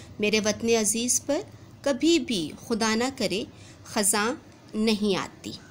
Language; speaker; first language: Urdu; native; Urdu